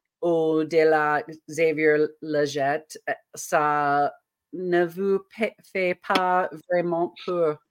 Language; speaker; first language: French; non-native, learner; English